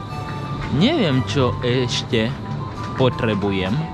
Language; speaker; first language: Slovak; non-native, learner; English